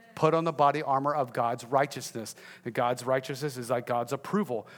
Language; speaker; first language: English; native; English